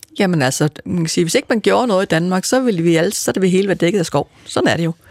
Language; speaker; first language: Danish; native; Danish